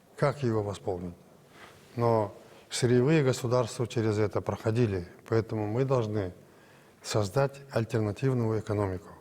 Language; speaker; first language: Russian; non-native, local second language; Kazakh